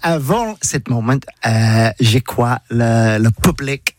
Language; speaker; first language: French; non-native, learner; English